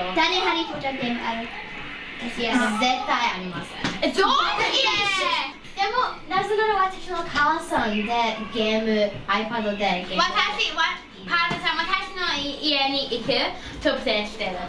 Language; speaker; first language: Japanese; non-native, learner; English